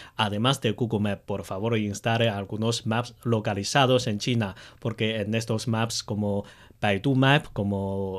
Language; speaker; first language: Spanish; non-native, fluent; Chinese